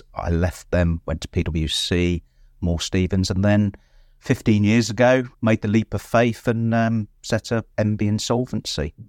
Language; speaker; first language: English; native; English